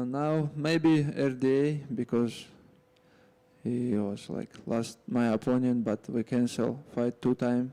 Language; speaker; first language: English; non-native, learner; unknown